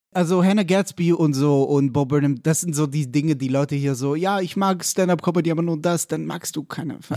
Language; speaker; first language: German; non-native, fluent; Hebrew